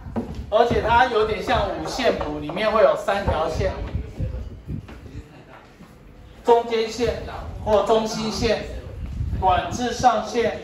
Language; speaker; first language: Chinese; native; Chinese